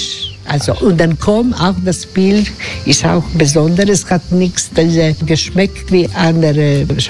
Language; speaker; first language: German; non-native, learner; Croatian